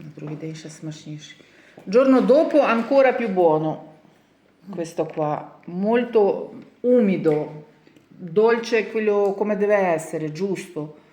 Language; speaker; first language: Italian; non-native, learner; Ukrainian